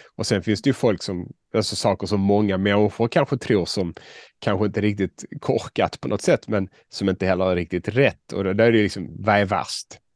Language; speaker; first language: Swedish; native; Swedish